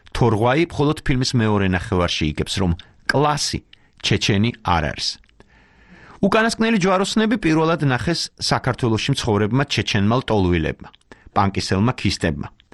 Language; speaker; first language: Georgian; native; Georgian